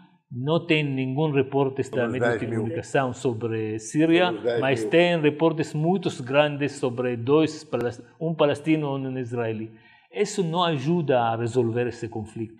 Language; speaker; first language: Portuguese; non-native, fluent; Arabic